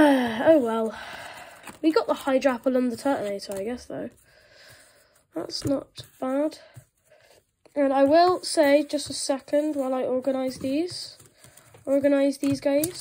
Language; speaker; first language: English; native; English